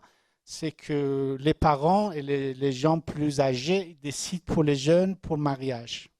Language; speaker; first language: French; non-native, learner; Persian